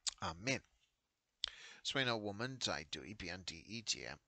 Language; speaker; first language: Chinese; non-native, learner; English